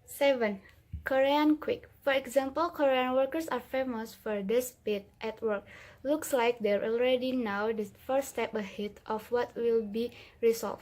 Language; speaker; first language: English; non-native, learner; Indonesian